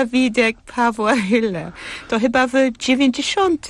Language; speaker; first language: Polish; non-native, fluent; English